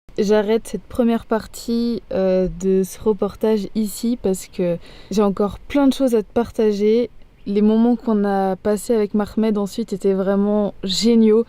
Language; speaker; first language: French; native; French